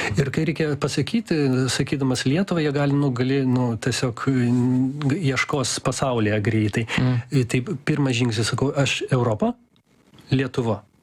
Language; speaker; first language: Lithuanian; non-native, local second language; Russian